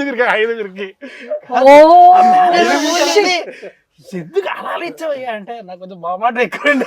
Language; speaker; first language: Telugu; native; Telugu